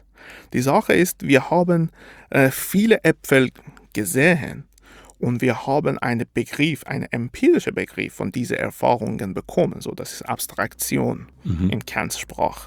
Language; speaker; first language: German; non-native, fluent; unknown